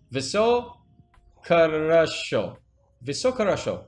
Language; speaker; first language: Russian; non-native, learner; English